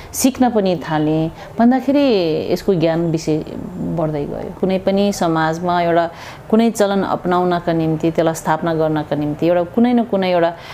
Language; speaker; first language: Nepali; non-native, local second language; Tibetan